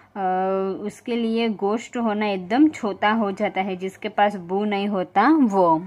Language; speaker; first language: Hindi; non-native, local second language; Gujarati